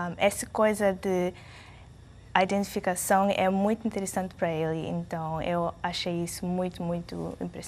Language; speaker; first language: Portuguese; non-native, learner; English